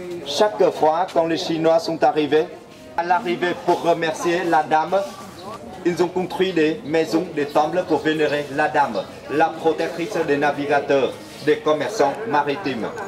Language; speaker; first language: French; non-native, fluent; Vietnamese